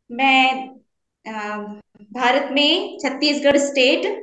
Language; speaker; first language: Hindi; native; Hindi